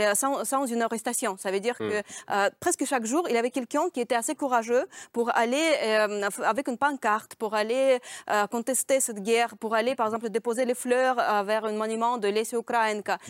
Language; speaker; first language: French; non-native, fluent; Russian